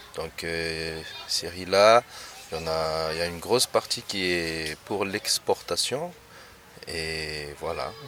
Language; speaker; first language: French; non-native, local second language; Malagasy